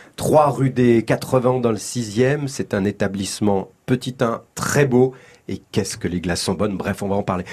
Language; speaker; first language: French; native; French